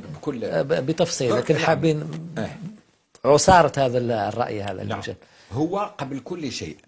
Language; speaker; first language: Arabic; native; Arabic